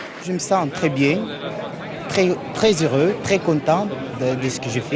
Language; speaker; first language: French; non-native, local second language; Comorian